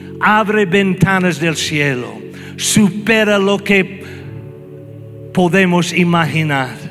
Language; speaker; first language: Spanish; non-native, fluent; English